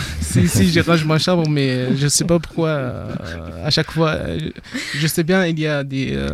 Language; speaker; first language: French; non-native, fluent; Arabic